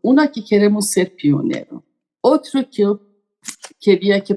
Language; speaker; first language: Portuguese; non-native, learner; Persian